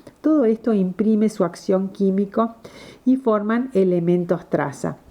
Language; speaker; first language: Spanish; non-native, fluent; English